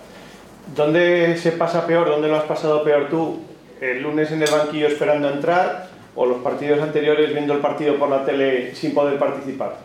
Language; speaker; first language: Spanish; native; Spanish